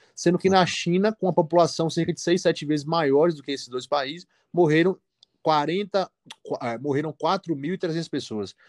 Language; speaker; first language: Portuguese; native; Portuguese